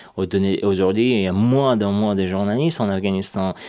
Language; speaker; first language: French; non-native, fluent; Persian